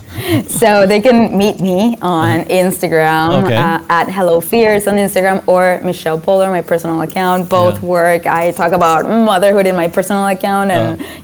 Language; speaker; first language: English; non-native, fluent; Spanish